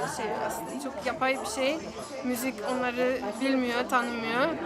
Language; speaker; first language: Turkish; non-native, fluent; Polish